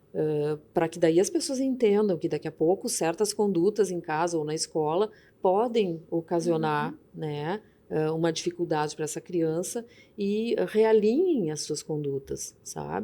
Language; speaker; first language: Portuguese; native; Portuguese